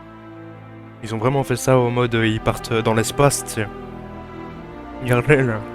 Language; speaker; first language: French; native; French